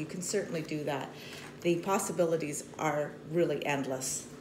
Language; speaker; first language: English; native; English